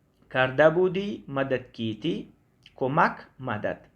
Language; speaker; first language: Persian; non-native, fluent; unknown